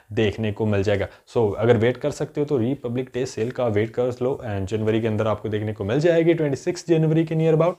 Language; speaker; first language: Hindi; native; Hindi